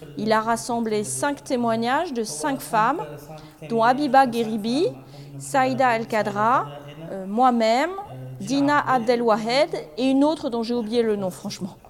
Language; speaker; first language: French; non-native, local second language; Arabic